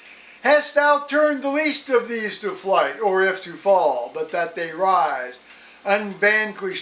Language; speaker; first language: English; native; English